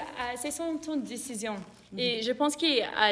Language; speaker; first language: French; non-native, learner; English